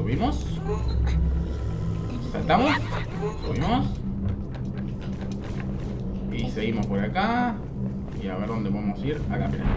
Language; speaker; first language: Spanish; native; Spanish